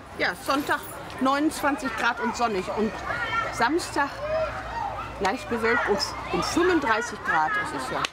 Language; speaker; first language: German; native; German